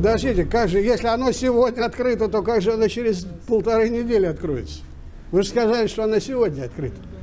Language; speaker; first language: Russian; native; Russian